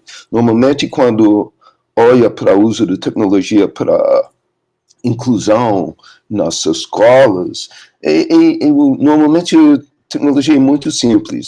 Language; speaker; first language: Portuguese; non-native, learner; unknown